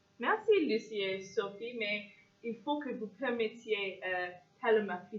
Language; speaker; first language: French; non-native, fluent; English